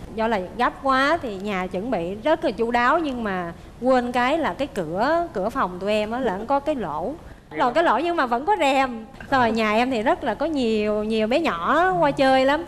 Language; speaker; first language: Vietnamese; native; Vietnamese